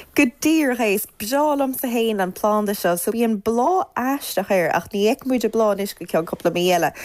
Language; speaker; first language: Irish; native; Irish